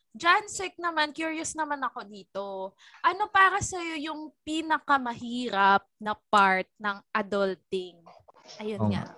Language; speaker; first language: Filipino; native; Filipino